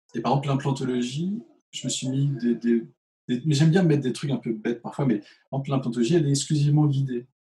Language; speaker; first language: French; native; French